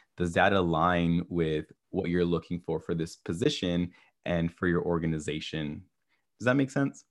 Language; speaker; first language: English; native; English